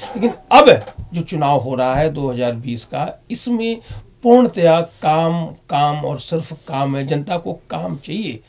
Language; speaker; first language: Hindi; native; Hindi